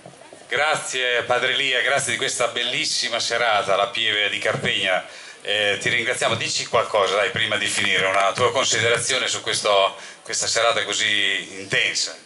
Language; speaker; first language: Italian; native; Italian